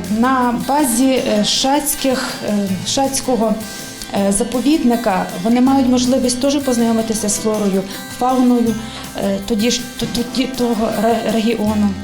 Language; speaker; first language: Ukrainian; native; Ukrainian